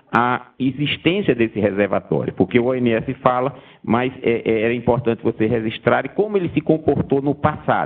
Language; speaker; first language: Portuguese; native; Portuguese